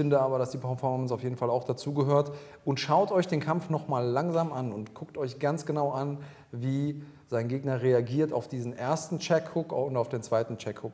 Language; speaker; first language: German; native; German